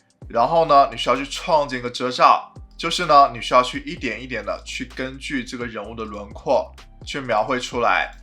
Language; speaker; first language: Chinese; native; Chinese